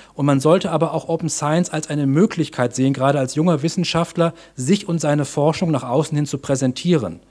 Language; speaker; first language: German; native; German